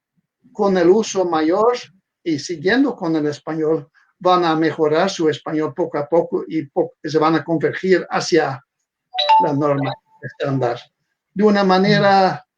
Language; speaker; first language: Spanish; non-native, fluent; Dutch